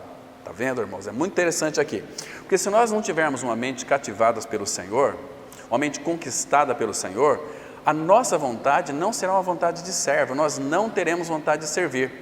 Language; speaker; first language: Portuguese; native; Portuguese